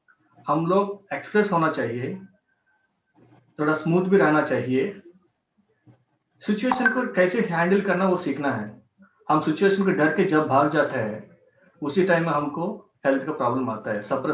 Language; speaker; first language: Hindi; non-native, local second language; Telugu